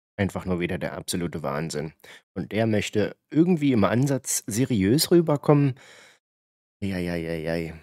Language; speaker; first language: German; native; German